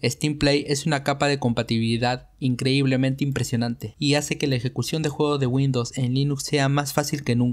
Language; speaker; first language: Spanish; native; Spanish